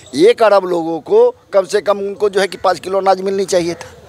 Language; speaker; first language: Hindi; native; Hindi